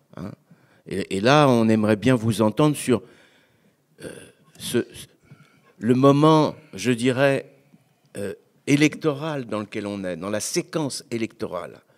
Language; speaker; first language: French; native; French